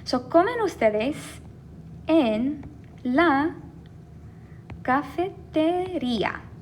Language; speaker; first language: Spanish; non-native, fluent; English